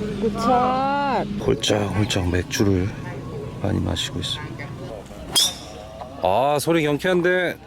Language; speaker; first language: Korean; native; Korean